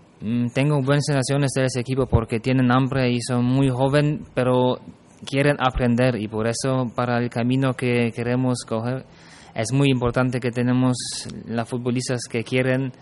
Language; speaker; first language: Spanish; non-native, fluent; German